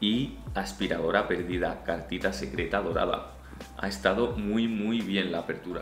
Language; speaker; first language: Spanish; native; Spanish